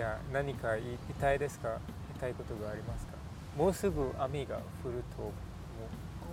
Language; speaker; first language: Japanese; non-native, learner; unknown